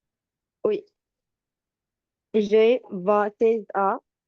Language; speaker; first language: French; non-native, learner; Marathi